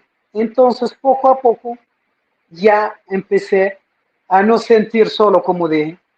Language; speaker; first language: Spanish; non-native, fluent; Arabic